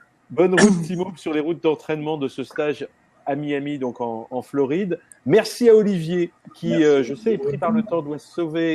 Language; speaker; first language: French; native; French